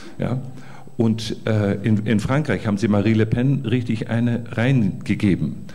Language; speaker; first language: German; native; German